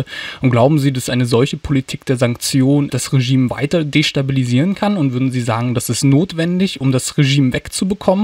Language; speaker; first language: German; native; German